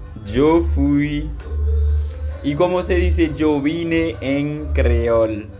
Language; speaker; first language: Spanish; non-native, fluent; Haitian Creole